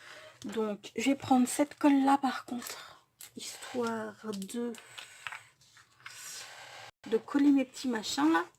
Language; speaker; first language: French; native; French